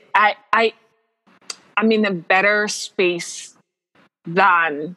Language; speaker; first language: English; non-native, local second language; Kinyarwanda